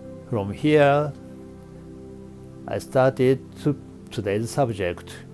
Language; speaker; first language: English; non-native, learner; Japanese